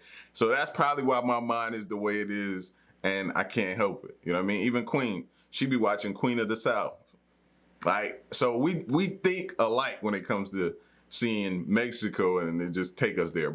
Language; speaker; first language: English; native; English